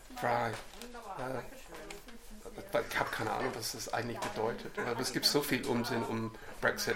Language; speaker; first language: German; non-native, fluent; English